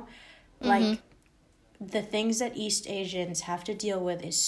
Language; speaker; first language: English; native; English